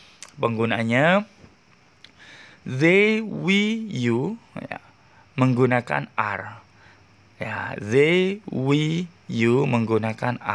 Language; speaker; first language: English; non-native, learner; Indonesian